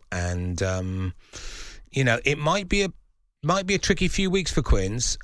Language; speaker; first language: English; native; English